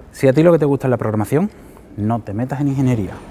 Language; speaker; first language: Spanish; native; Spanish